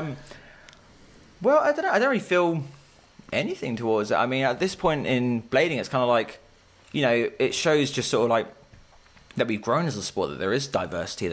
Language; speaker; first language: English; native; English